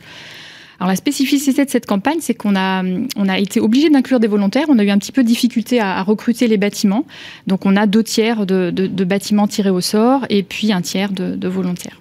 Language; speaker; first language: French; native; French